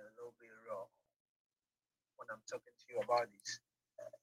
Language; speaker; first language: English; non-native, local second language; Igbo